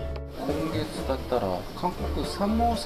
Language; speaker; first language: Japanese; non-native, learner; Korean